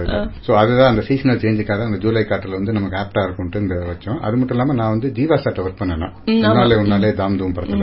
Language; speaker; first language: Tamil; native; Tamil